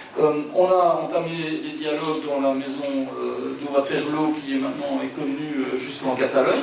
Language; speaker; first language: French; native; French